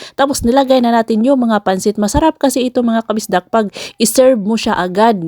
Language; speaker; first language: Filipino; non-native, local second language; Cebuano